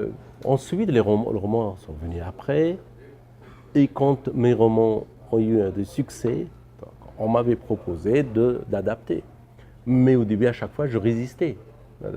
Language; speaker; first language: French; non-native, fluent; Persian